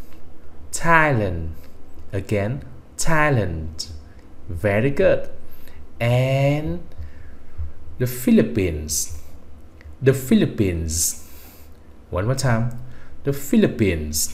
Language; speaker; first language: English; non-native, fluent; Vietnamese